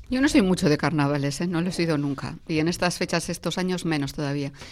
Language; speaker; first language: Spanish; native; Spanish